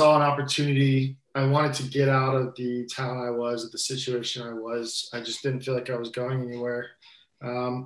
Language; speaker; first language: English; native; English